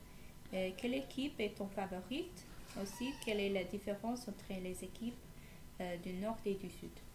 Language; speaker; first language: French; non-native, learner; English